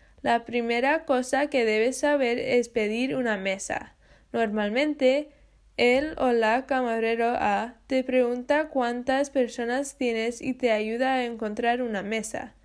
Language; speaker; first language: Spanish; non-native, learner; English